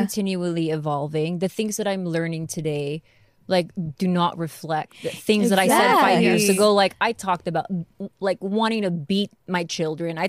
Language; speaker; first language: English; non-native, local second language; Filipino